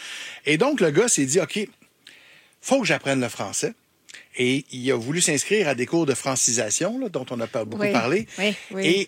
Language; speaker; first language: French; native; French